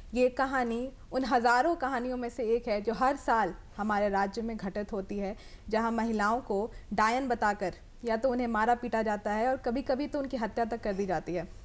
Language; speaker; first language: Hindi; native; Hindi